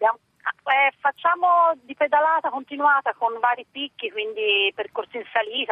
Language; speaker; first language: Italian; native; Italian